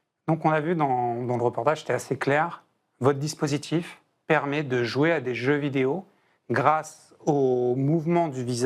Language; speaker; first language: French; native; French